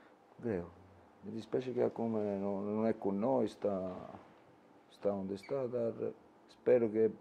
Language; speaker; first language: Romanian; non-native, learner; Italian